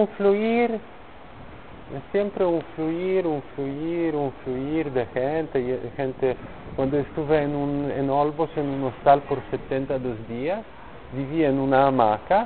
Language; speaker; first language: Spanish; non-native, learner; Polish